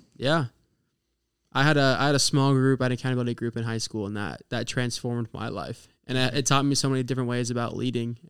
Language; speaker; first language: English; native; English